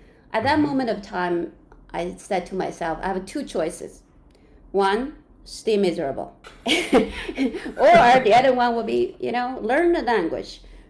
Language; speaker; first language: English; non-native, fluent; Chinese